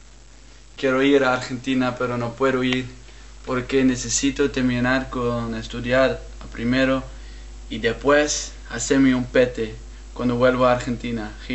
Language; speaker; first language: Spanish; early bilingual, heritage; Spanish